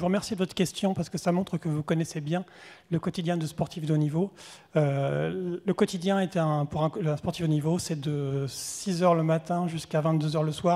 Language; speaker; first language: French; native; French